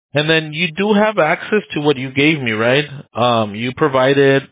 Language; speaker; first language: English; early bilingual, other home language; Spanish